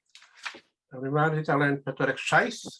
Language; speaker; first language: Welsh; native; Welsh